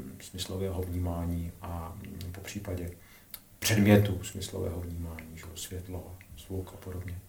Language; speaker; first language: Czech; native; Czech